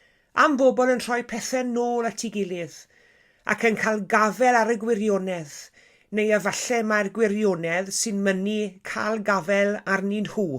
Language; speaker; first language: Welsh; native; Welsh